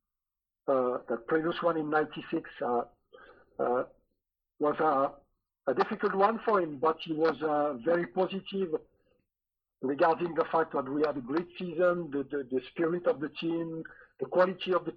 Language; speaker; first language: English; non-native, fluent; French